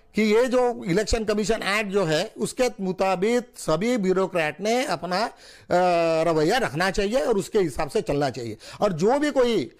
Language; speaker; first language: Hindi; non-native, local second language; Marathi